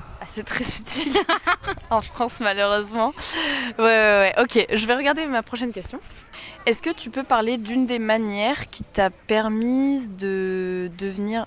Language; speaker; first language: French; native; French